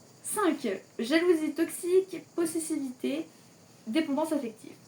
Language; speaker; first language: French; native; French